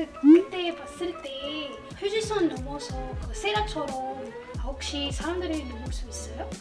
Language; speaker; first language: Korean; non-native, learner; Arabic